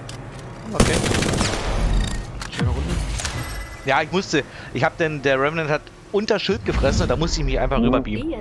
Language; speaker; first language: German; native; German